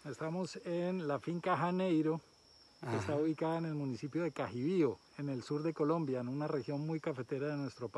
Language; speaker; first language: Spanish; native; Spanish